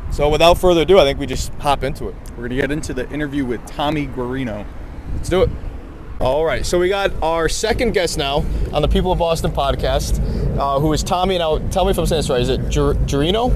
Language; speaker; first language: English; native; English